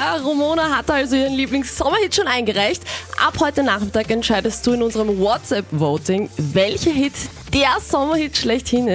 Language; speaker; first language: German; native; German